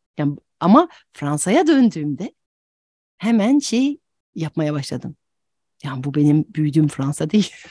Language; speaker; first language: Turkish; non-native, fluent; French